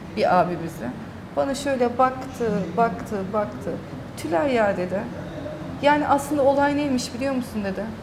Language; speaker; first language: Turkish; early bilingual, heritage; Turkish